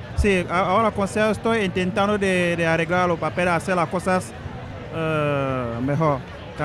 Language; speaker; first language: Spanish; non-native, local second language; French